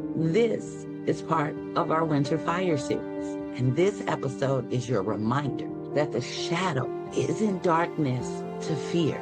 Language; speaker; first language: English; native; English